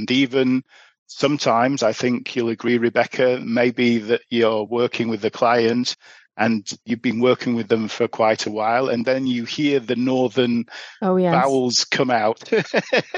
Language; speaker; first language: English; native; English